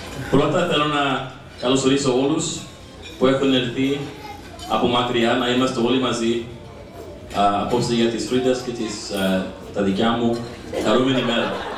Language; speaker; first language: Greek; early bilingual, other home language; English